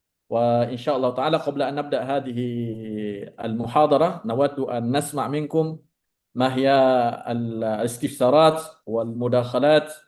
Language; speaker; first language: Arabic; non-native, fluent; Indonesian